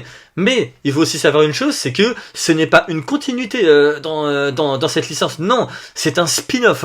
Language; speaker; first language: French; native; French